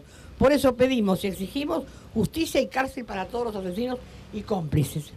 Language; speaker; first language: Spanish; native; Spanish